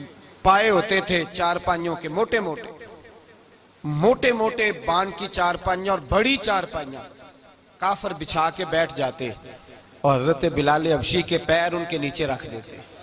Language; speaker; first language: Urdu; non-native, local second language; Punjabi